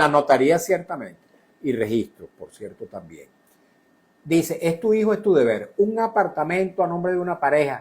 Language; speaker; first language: Spanish; native; Spanish